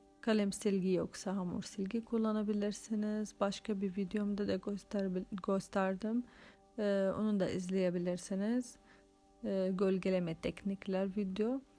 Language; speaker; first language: Turkish; non-native, fluent; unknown